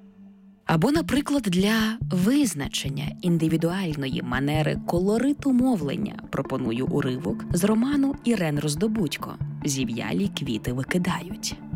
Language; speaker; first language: Ukrainian; native; Ukrainian